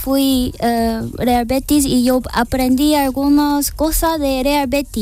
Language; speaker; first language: Spanish; non-native, learner; Korean